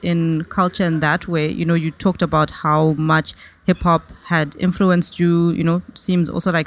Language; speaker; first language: English; native; English